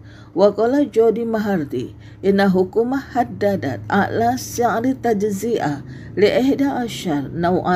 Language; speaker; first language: Arabic; non-native, fluent; Indonesian